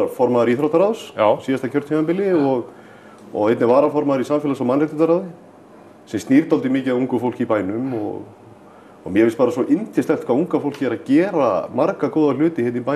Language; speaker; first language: Icelandic; native; Icelandic